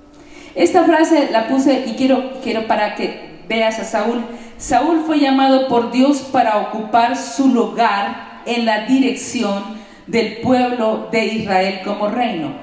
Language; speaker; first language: Spanish; native; Spanish